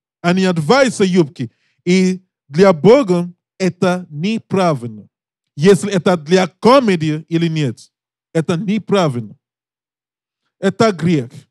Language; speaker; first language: Russian; non-native, learner; English